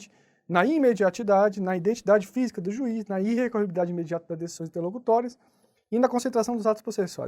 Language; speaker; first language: Portuguese; native; Portuguese